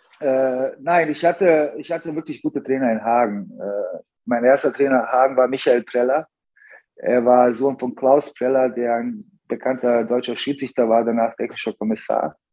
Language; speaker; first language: German; early bilingual, other home language; Serbian